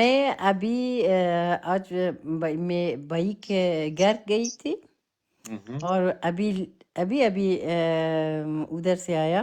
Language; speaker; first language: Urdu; non-native, fluent; Persian